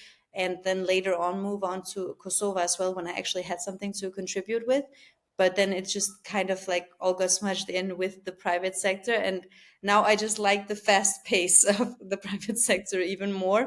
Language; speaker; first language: English; non-native, fluent; Albanian